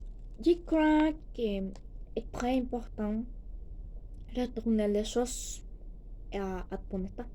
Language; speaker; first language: French; non-native, learner; Spanish